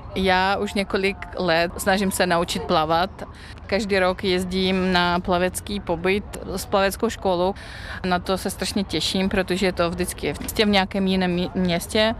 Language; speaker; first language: Czech; non-native, fluent; Russian